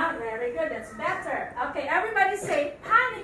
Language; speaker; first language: English; non-native, fluent; Filipino